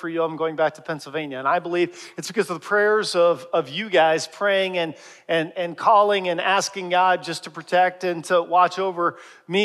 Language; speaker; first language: English; native; English